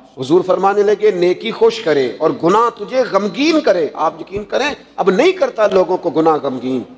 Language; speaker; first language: Urdu; non-native, local second language; Punjabi